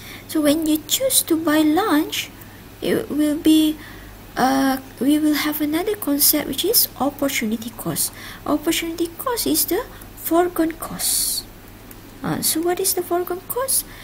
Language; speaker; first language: English; non-native, local second language; Malay